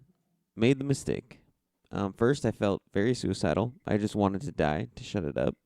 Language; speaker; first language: English; native; English